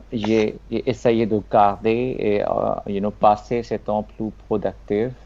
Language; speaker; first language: French; non-native, learner; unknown